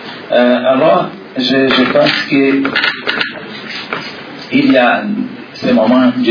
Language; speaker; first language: French; non-native, learner; Portuguese